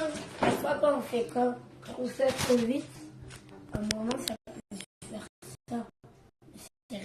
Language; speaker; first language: French; early bilingual, other home language; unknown